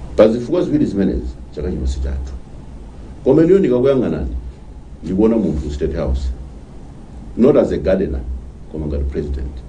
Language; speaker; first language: Nyanja; non-native, local second language; Tumbuka